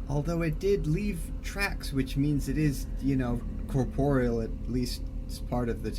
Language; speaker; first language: English; native; English